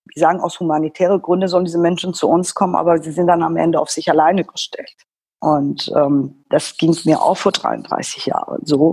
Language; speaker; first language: German; non-native, fluent; Persian